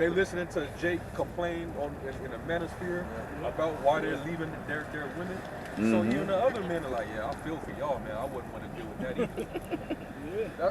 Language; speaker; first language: English; native; English